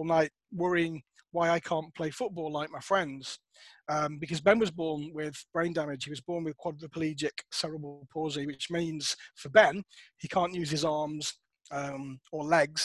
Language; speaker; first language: English; native; English